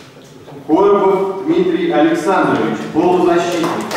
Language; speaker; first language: Russian; native; Russian